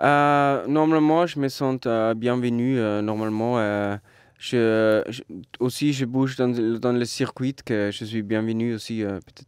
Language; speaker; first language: French; non-native, learner; German